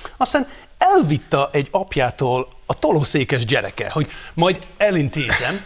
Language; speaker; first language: Hungarian; non-native, fluent; English